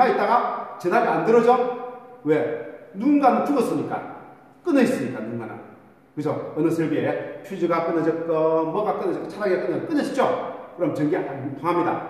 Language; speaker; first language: Korean; native; Korean